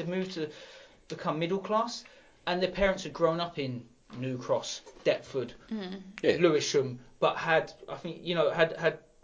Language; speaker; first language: English; native; English